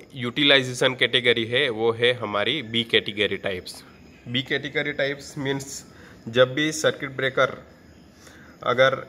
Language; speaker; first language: Hindi; non-native, local second language; Gujarati